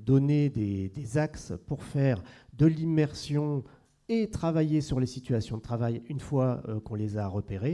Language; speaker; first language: French; native; French